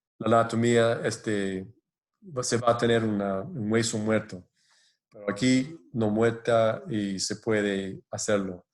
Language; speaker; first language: Spanish; non-native, fluent; English